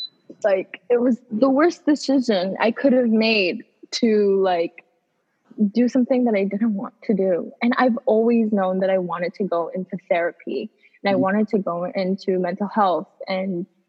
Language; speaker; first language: English; native; English